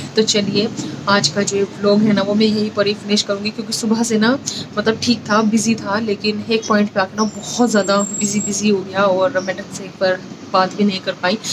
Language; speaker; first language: Hindi; native; Hindi